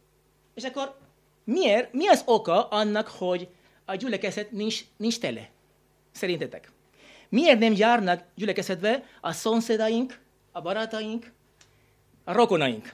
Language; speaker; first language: Hungarian; non-native, learner; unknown